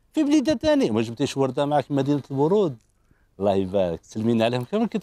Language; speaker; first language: Arabic; native; Arabic